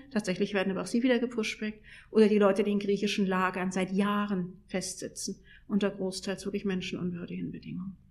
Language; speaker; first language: German; native; German